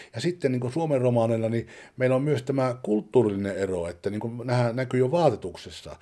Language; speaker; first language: Finnish; native; Finnish